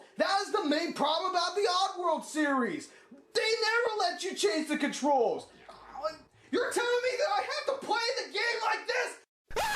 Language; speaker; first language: English; native; English